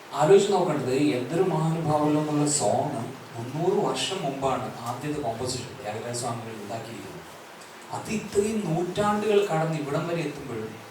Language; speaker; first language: Malayalam; native; Malayalam